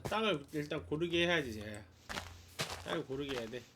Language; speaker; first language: Korean; native; Korean